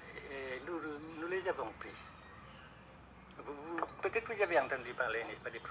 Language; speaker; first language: French; non-native, local second language; Vietnamese